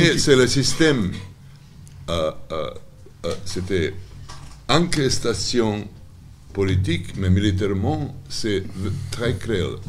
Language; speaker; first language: French; non-native, learner; Serbian